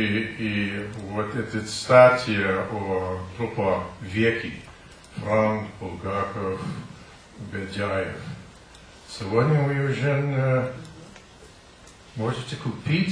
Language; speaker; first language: Russian; non-native, learner; English